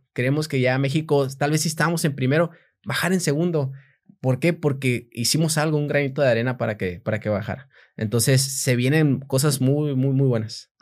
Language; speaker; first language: Spanish; native; Spanish